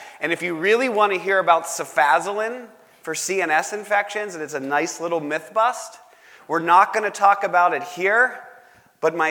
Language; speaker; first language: English; native; English